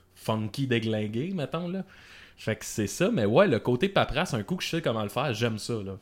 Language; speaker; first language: French; native; French